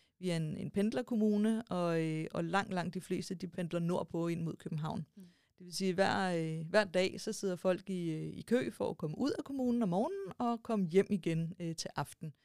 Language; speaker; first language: Danish; native; Danish